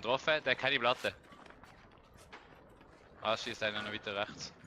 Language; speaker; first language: German; native; German